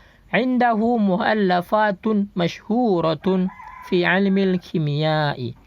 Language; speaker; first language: Arabic; non-native, fluent; Indonesian